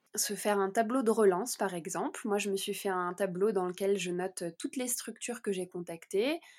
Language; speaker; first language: French; native; French